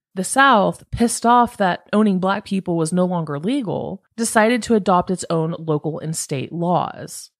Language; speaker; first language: English; native; English